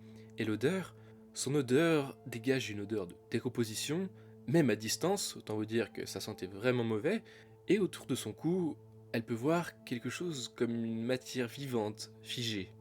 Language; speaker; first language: French; native; French